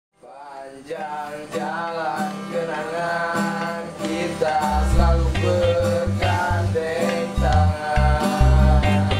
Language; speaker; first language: Indonesian; non-native, local second language; Sundanese